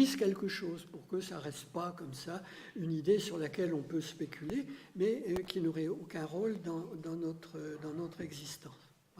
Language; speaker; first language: French; native; French